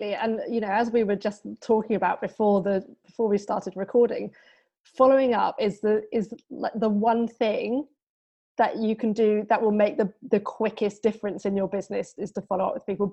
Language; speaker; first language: English; native; English